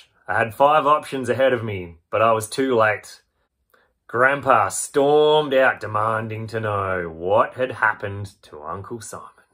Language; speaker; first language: English; native; English